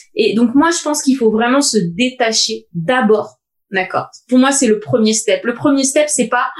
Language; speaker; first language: French; native; French